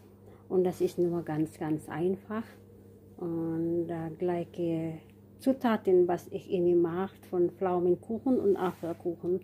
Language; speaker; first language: German; non-native, learner; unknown